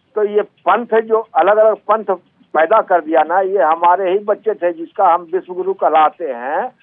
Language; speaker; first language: Hindi; native; Hindi